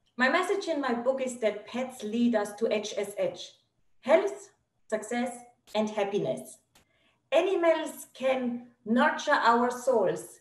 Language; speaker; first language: English; non-native, fluent; German